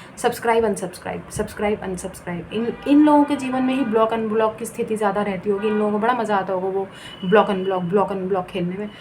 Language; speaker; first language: Hindi; non-native, local second language; Bangla